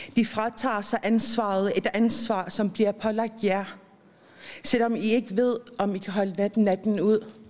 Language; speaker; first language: Danish; non-native, local second language; Kalaallisut